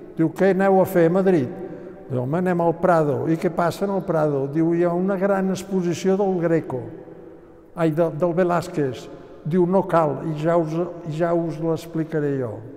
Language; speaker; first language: Catalan; native; Catalan